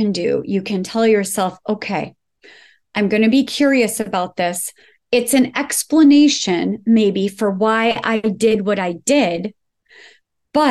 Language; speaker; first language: English; native; English